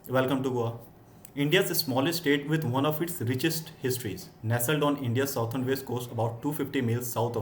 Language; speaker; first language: English; non-native, local second language; Hindi